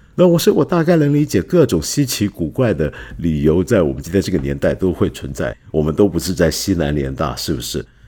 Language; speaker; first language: Chinese; non-native, local second language; Cantonese